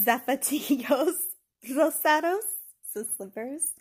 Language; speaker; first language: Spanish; non-native, fluent; English